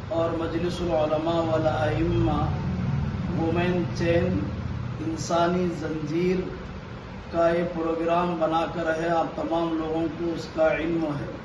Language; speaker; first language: Urdu; native; Urdu